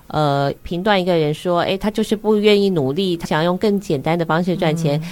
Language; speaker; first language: Chinese; native; Chinese